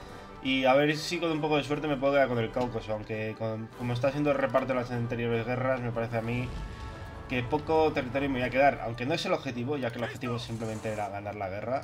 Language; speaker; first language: Spanish; native; Spanish